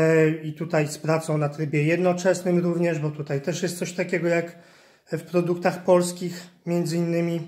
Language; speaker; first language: Polish; native; Polish